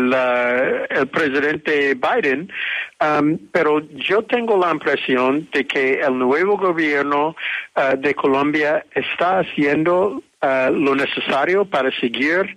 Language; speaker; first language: Spanish; non-native, fluent; English